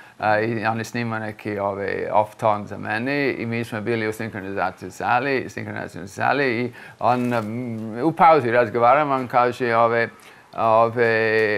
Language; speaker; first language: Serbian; non-native, fluent; English